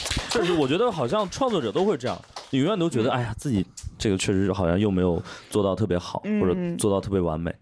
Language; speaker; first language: Chinese; native; Chinese